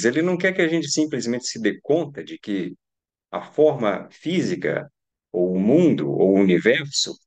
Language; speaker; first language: Portuguese; native; Portuguese